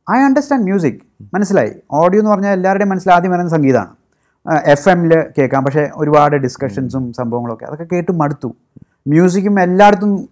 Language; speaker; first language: Malayalam; native; Malayalam